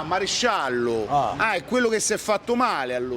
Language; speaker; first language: Italian; native; Italian